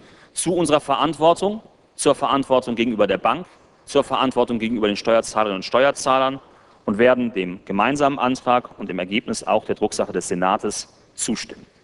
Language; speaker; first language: German; native; German